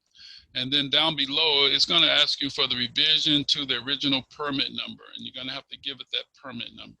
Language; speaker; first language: English; native; English